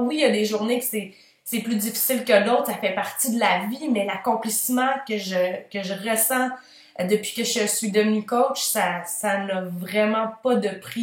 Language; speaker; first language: French; native; French